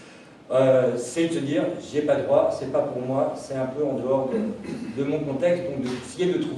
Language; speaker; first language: French; native; French